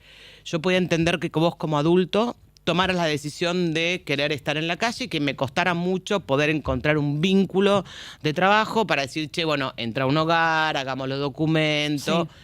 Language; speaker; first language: Spanish; native; Spanish